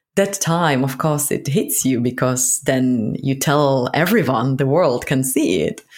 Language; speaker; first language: English; non-native, fluent; Czech